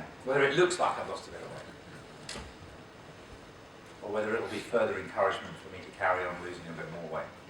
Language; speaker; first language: English; native; English